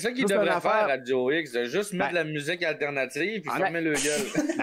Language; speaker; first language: French; native; French